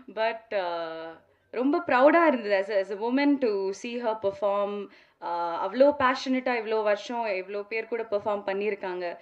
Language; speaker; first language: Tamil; non-native, local second language; Malayalam